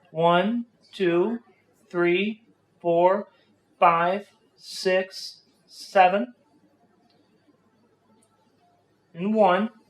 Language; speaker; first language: English; native; English